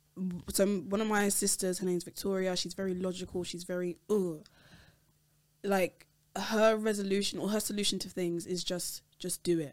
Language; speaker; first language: English; native; English